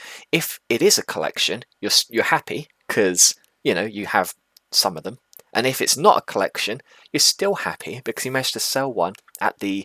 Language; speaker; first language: English; native; English